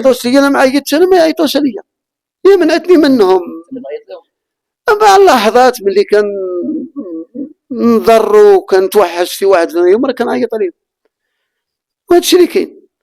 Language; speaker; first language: Arabic; native; Arabic